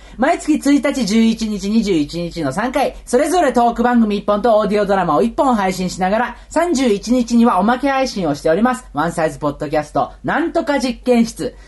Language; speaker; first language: Japanese; native; Japanese